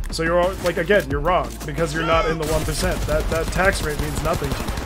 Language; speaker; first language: English; native; English